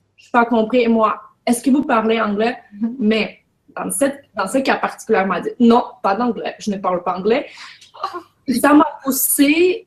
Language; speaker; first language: French; non-native, fluent; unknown